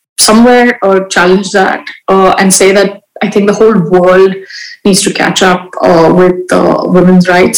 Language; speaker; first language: English; non-native, local second language; Hindi